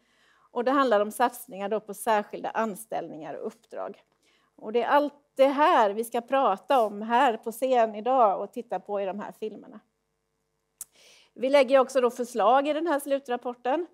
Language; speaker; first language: Swedish; native; Swedish